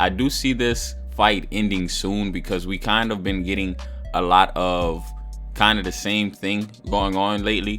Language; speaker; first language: English; native; English